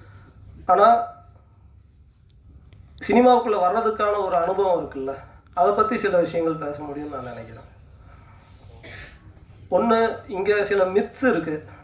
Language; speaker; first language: Tamil; native; Tamil